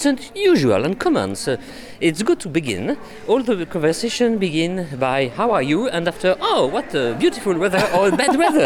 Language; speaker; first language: English; non-native, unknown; French